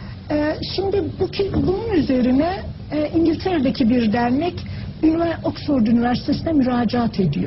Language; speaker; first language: Turkish; native; Turkish